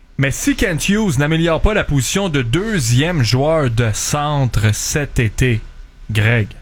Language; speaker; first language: French; native; French